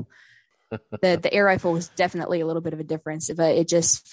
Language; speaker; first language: English; native; English